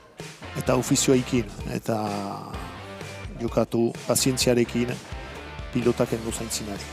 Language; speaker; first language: Basque; native; Basque